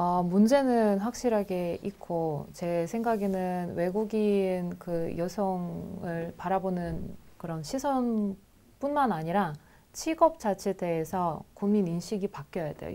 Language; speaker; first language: Korean; non-native, fluent; Russian